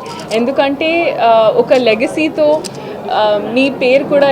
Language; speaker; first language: Telugu; non-native, learner; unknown